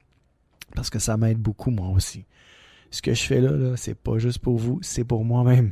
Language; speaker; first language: French; native; French